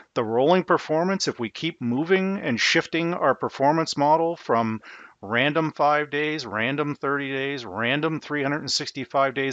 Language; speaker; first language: English; native; English